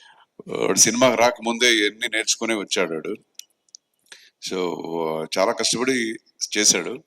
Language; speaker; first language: Telugu; non-native, fluent; Kannada